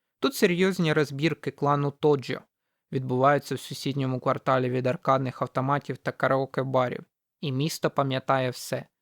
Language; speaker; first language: Ukrainian; native; Ukrainian